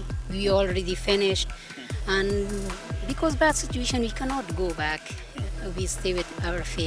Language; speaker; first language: English; non-native, learner; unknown